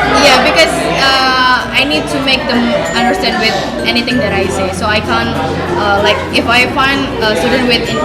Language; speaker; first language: English; non-native, fluent; Indonesian